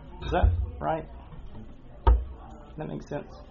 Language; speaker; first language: English; native; English